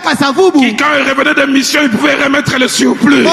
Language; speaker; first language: French; non-native, local second language; Lingala